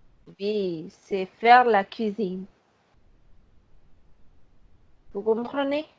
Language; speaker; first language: French; non-native, fluent; Hindi